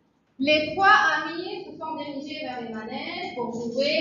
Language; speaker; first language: French; non-native, fluent; Arabic